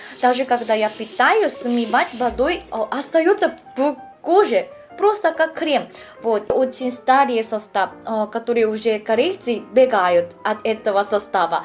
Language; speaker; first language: Russian; non-native, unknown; Korean